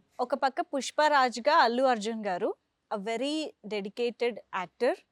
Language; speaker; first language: Telugu; native; Telugu